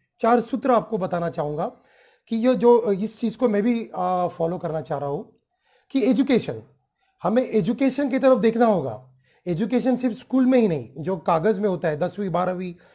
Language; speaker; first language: Hindi; non-native, local second language; Marathi